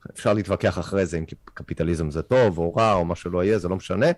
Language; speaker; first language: Hebrew; non-native, fluent; English